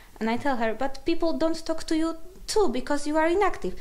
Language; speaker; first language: English; non-native, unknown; Polish